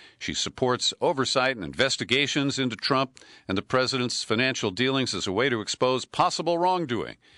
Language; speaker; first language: English; native; English